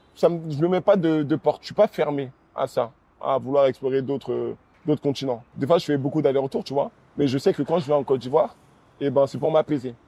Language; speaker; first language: French; early bilingual, other home language; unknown